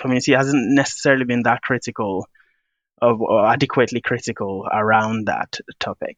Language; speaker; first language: English; non-native, local second language; Yoruba